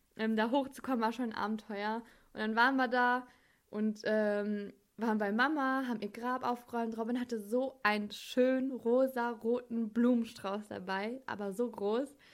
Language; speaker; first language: German; native; German